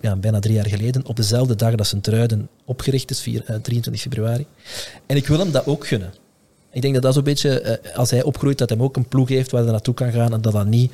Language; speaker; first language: Dutch; native; Dutch